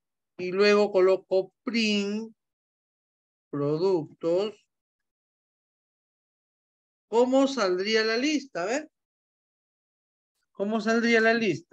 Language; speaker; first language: Spanish; native; Spanish